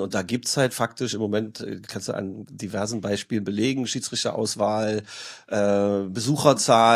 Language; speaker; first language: German; native; German